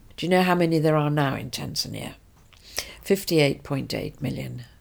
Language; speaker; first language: English; native; English